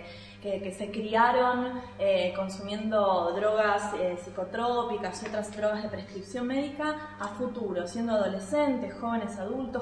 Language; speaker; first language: Spanish; native; Spanish